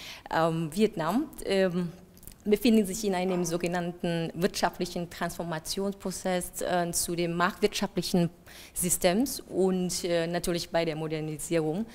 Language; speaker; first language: German; non-native, fluent; Vietnamese